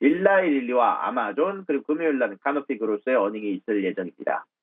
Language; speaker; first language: Korean; native; Korean